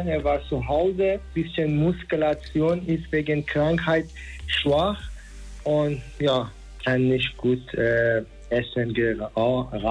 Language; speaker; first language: German; non-native, learner; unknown